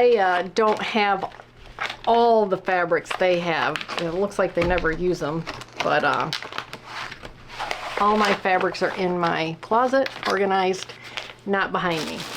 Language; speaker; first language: English; native; English